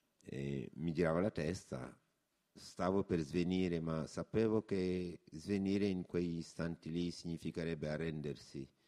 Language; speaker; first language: Italian; non-native, fluent; Wolof